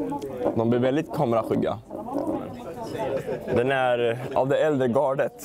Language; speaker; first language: Swedish; native; Swedish